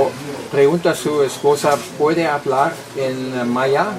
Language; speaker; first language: Spanish; non-native, learner; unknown